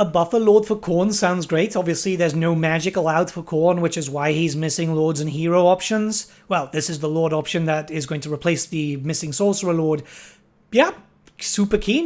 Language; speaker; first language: English; native; English